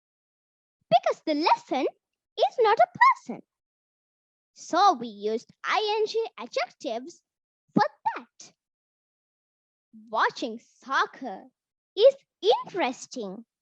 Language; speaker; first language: English; non-native, local second language; Sinhala